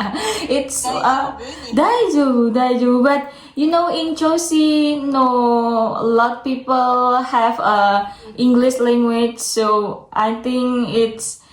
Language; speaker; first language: English; non-native, learner; Indonesian